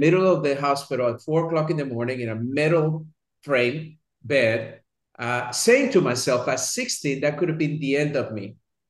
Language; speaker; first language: English; early bilingual, other home language; Spanish